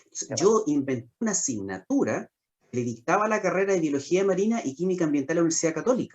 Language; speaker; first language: Spanish; native; Spanish